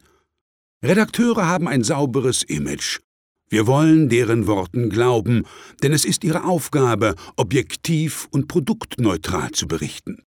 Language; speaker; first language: German; native; German